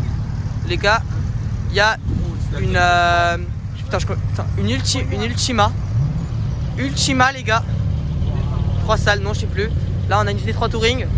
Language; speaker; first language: French; native; French